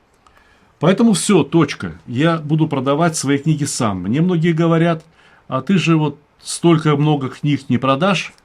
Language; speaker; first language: Russian; native; Russian